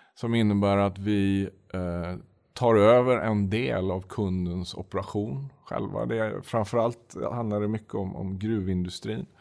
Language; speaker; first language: Swedish; native; Swedish